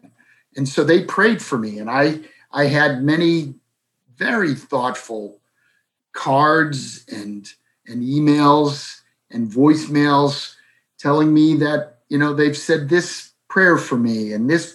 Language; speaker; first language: English; native; English